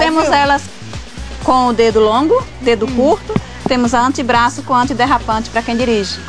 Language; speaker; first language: Portuguese; native; Portuguese